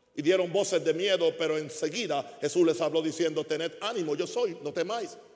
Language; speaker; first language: Spanish; early bilingual, heritage; Spanish